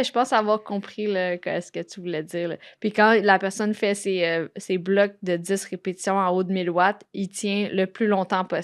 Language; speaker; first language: French; native; French